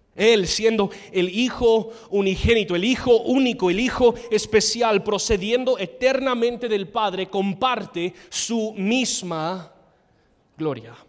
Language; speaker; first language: Spanish; non-native, fluent; English